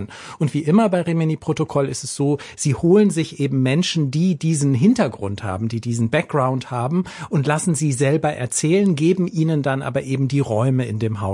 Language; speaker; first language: German; native; German